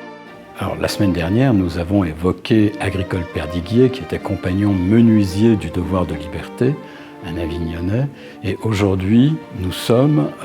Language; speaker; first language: French; native; French